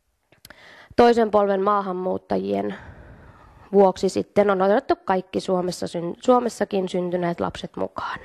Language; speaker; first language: Finnish; native; Finnish